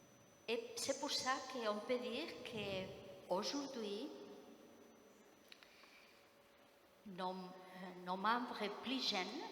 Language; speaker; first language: French; non-native, fluent; Spanish